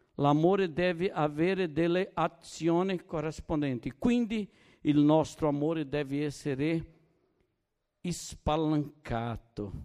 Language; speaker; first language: Italian; non-native, fluent; Portuguese